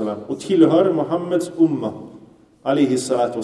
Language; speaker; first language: Swedish; early bilingual, other home language; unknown